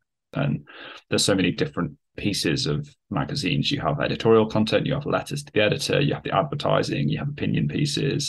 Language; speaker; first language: English; native; English